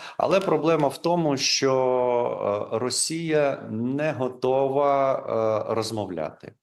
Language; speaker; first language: Ukrainian; non-native, local second language; Crimean Tatar